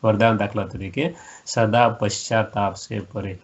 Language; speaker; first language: Hindi; non-native, local second language; Gujarati